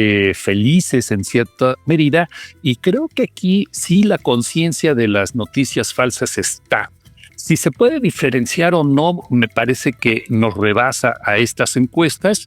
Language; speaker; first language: Spanish; native; Spanish